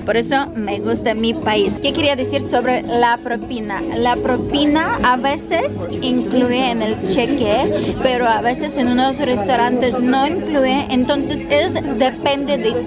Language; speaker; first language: Spanish; non-native, fluent; Ukrainian